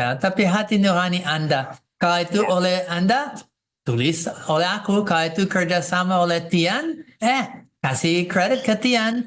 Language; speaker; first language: Indonesian; non-native, fluent; English